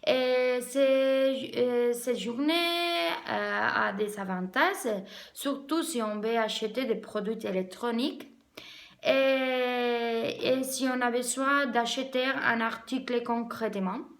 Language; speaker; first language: French; non-native, learner; Spanish